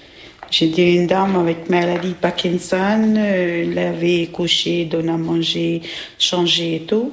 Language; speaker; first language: French; non-native, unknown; Albanian